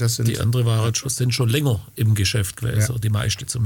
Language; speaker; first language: German; native; German